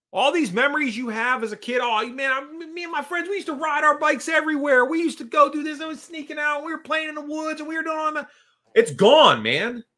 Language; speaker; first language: English; early bilingual, other home language; Hungarian